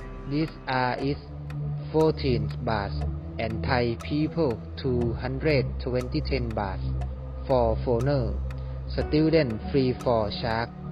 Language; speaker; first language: English; non-native, learner; Thai